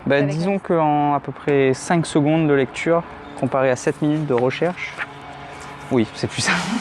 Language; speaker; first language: French; native; French